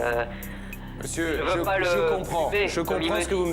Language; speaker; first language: French; native; French